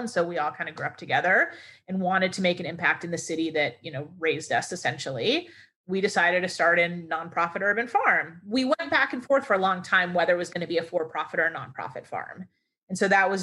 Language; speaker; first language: English; native; English